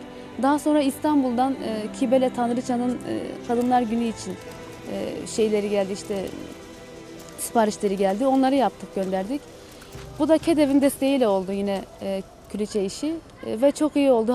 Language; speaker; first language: Turkish; native; Turkish